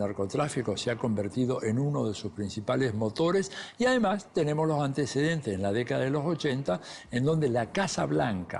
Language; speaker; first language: Spanish; native; Spanish